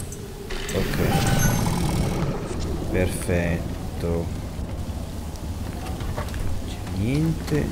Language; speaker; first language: Italian; native; Italian